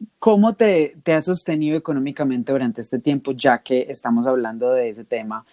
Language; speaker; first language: Spanish; native; Spanish